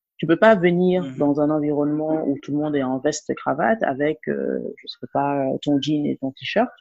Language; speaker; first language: French; non-native, local second language; Wolof